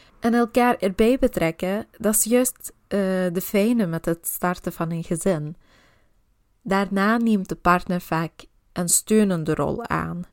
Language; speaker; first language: Dutch; non-native, local second language; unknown